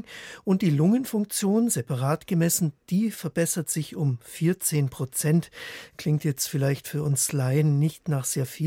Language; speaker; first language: German; native; German